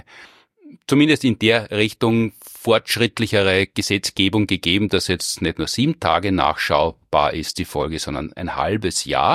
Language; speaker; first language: German; native; German